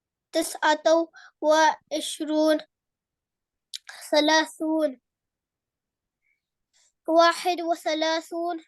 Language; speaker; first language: Arabic; non-native, learner; Urdu